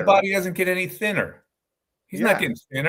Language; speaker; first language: English; native; English